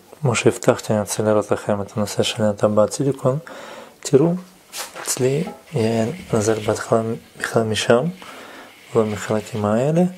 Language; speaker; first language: Hebrew; non-native, fluent; Russian